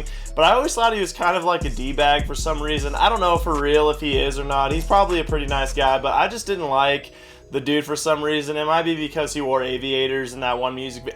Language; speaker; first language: English; native; English